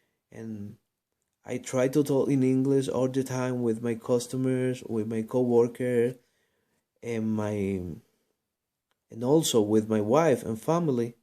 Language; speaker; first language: English; non-native, learner; Spanish